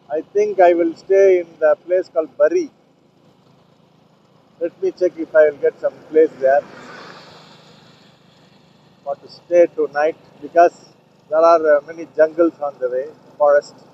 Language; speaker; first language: English; non-native, local second language; Tamil